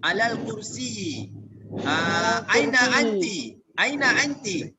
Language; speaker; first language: Arabic; non-native, fluent; Malay